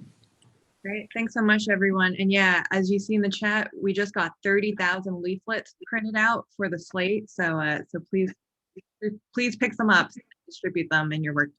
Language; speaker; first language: English; native; English